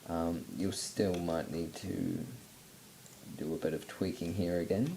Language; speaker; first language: English; native; English